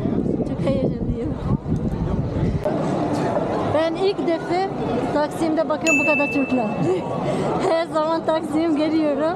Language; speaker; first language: Turkish; non-native, learner; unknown